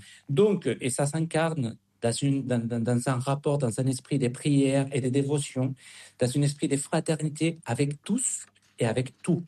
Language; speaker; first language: French; non-native, fluent; Spanish